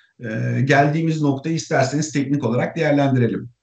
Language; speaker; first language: Turkish; native; Turkish